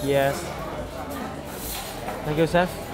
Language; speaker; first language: English; non-native, learner; Vietnamese